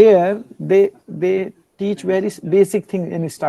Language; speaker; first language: English; non-native, learner; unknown